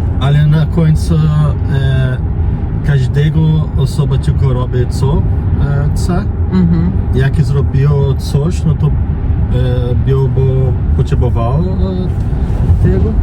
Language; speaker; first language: Polish; non-native, learner; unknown